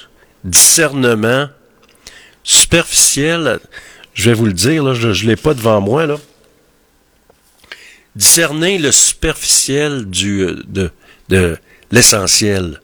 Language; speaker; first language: French; native; French